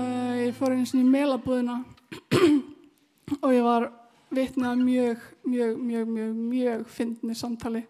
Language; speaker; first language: Icelandic; native; Icelandic